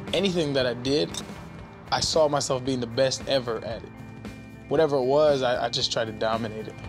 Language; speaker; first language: English; native; English